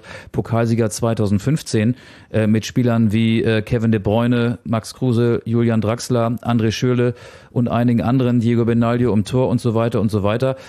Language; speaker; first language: German; native; German